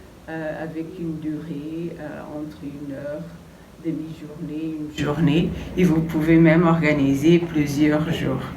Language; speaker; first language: French; non-native, fluent; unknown